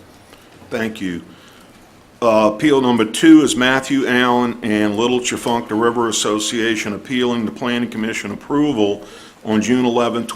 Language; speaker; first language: English; native; English